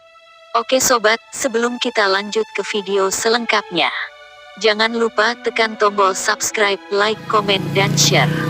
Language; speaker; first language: Indonesian; native; Indonesian